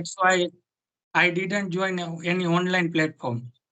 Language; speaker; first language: English; non-native, learner; Gujarati